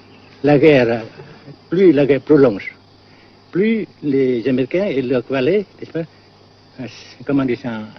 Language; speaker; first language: French; non-native, fluent; Vietnamese